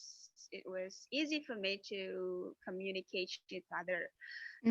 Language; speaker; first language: English; non-native, fluent; Indonesian